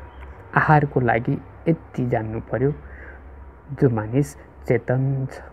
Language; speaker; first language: Nepali; native; Nepali